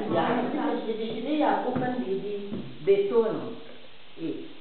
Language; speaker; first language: German; non-native, fluent; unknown